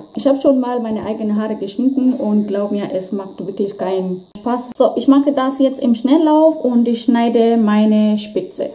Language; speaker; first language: German; non-native, fluent; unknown